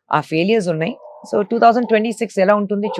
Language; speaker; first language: Telugu; non-native, local second language; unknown